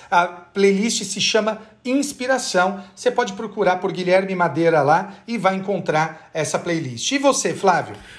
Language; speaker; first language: Portuguese; native; Portuguese